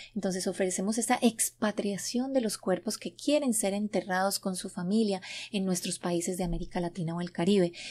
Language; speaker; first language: Spanish; native; Spanish